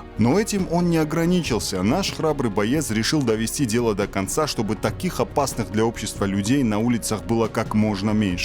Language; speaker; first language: Russian; native; Russian